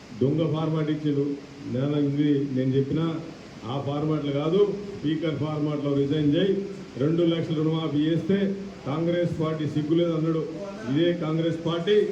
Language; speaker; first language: Telugu; native; Telugu